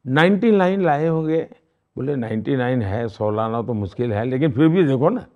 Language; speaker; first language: Hindi; non-native, local second language; Gujarati